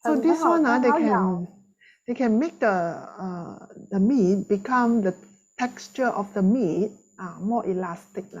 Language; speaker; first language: English; non-native, local second language; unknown